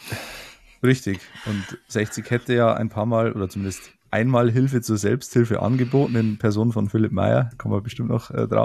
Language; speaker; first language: German; native; German